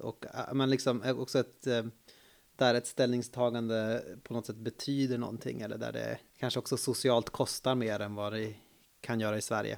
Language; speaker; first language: Swedish; native; Swedish